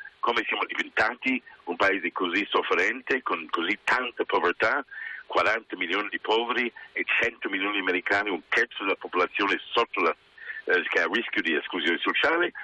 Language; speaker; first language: Italian; non-native, fluent; English